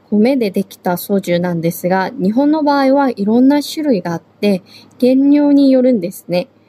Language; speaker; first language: Japanese; non-native, fluent; Korean